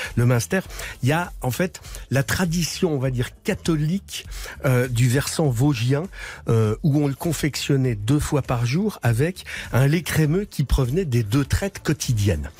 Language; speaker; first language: French; native; French